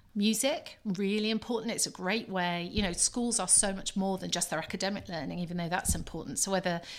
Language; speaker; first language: English; native; English